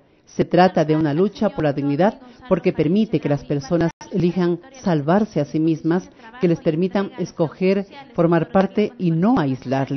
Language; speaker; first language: Spanish; native; Spanish